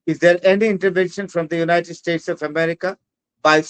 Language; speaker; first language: English; non-native, local second language; Bangla